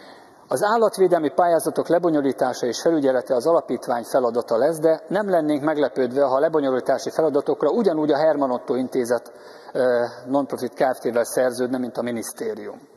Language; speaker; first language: Hungarian; native; Hungarian